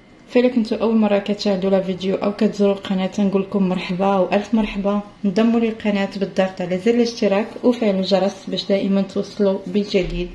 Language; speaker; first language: Arabic; native; Arabic